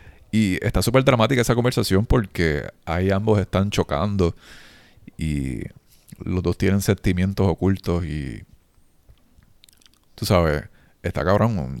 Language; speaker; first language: Spanish; native; Spanish